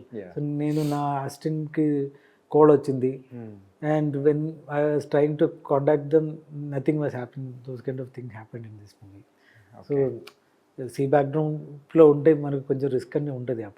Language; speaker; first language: Telugu; non-native, learner; Malayalam